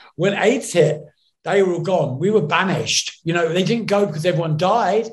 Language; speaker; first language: English; native; English